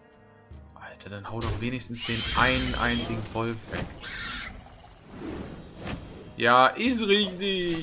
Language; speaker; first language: German; native; German